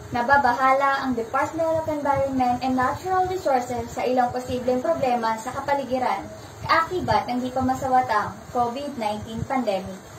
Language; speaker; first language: Filipino; native; Filipino